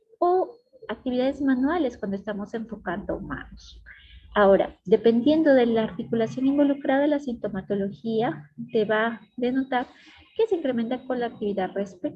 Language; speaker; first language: Spanish; native; Spanish